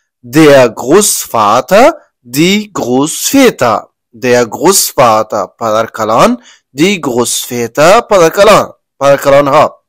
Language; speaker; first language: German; non-native, learner; Persian